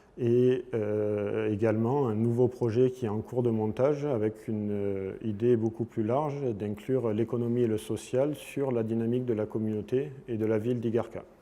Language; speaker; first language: French; native; French